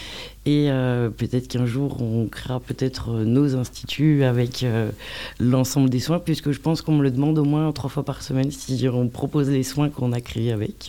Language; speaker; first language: French; native; French